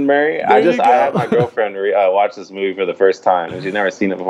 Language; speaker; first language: English; native; English